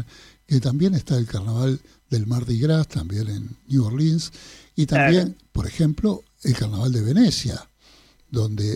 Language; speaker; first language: Spanish; native; Spanish